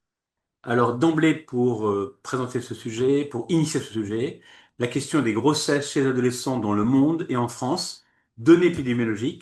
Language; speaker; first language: French; native; French